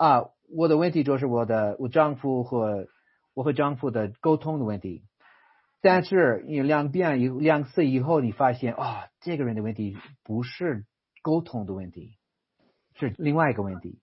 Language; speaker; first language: Chinese; non-native, fluent; English